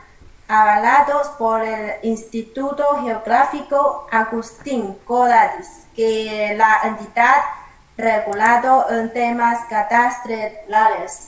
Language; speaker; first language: Spanish; non-native, learner; Chinese